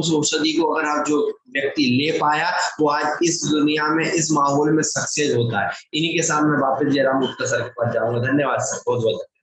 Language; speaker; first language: Hindi; native; Hindi